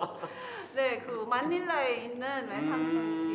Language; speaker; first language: Korean; non-native, fluent; Filipino